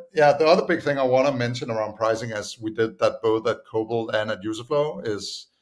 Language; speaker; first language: English; non-native, fluent; Danish